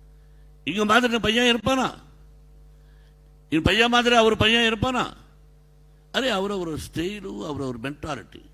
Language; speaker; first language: Tamil; non-native, learner; Telugu